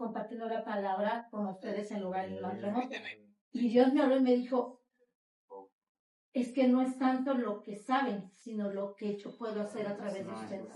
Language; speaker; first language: Spanish; native; Spanish